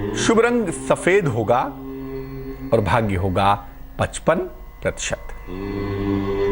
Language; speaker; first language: Hindi; native; Hindi